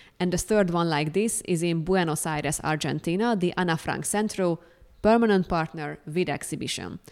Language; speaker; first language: English; non-native, fluent; Hungarian